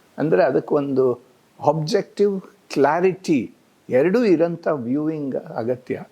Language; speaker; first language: Kannada; native; Kannada